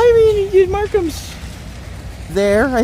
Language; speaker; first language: English; native; English